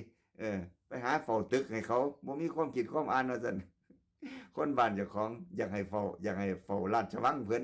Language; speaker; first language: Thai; non-native, local second language; Lao